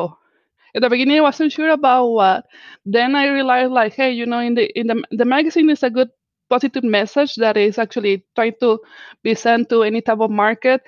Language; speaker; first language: English; non-native, fluent; Spanish